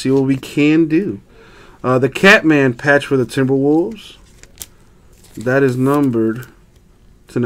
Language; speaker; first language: English; native; English